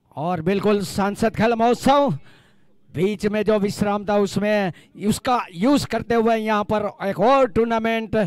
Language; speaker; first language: Hindi; non-native, local second language; Gujarati